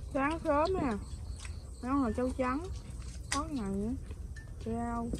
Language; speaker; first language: Vietnamese; native; Vietnamese